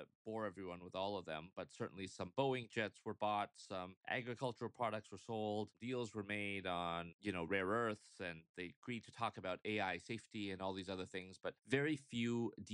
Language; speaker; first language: English; native; English